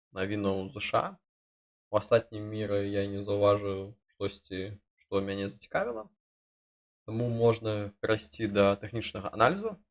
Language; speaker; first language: Belarusian; non-native, local second language; Russian